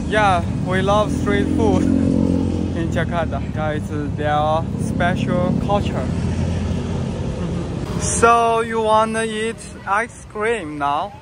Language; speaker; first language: English; non-native, learner; Chinese